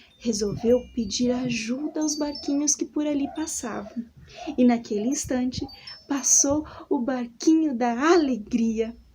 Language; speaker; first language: Portuguese; native; Portuguese